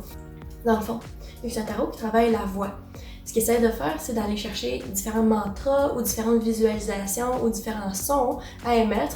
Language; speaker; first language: French; native; French